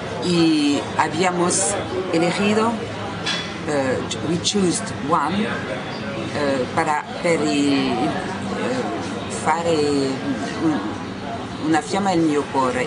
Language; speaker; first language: Italian; non-native, learner; French